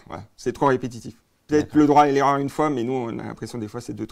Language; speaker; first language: French; native; French